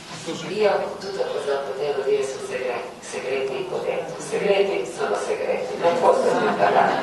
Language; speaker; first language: Italian; non-native, fluent; Croatian